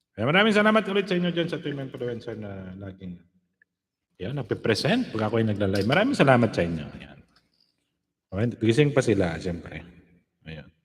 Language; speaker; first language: Filipino; non-native, local second language; Hiligaynon